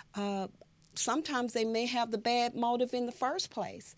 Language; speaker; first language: English; native; English